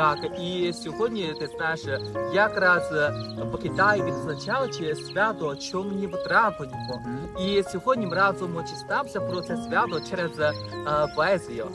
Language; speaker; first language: Ukrainian; non-native, fluent; Chinese